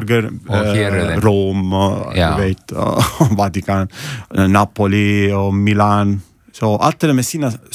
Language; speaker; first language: Icelandic; non-native, learner; Italian